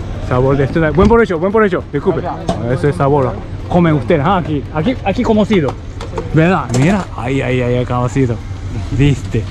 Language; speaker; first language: Spanish; non-native, learner; Japanese